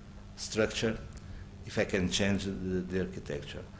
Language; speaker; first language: English; non-native, learner; Portuguese